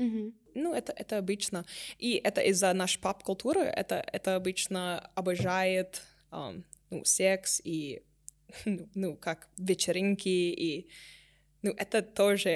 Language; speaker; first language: Russian; non-native, learner; English